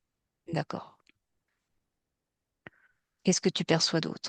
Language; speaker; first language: French; native; French